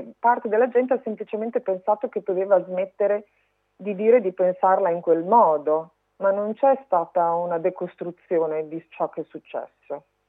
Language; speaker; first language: Italian; early bilingual, heritage; Italian